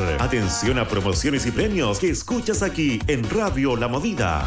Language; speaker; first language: Spanish; native; Spanish